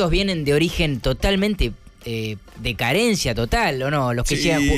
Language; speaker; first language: Spanish; native; Spanish